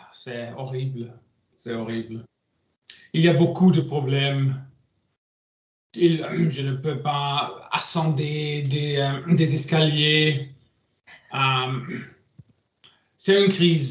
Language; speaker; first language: French; non-native, learner; English